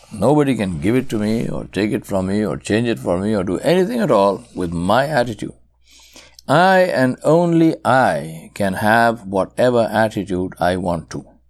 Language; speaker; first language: English; non-native, local second language; Urdu